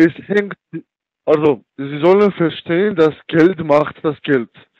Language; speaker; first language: German; non-native, learner; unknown